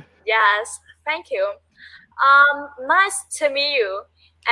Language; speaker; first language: English; non-native, learner; Vietnamese